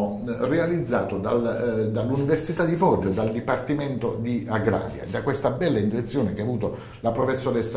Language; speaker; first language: Italian; native; Italian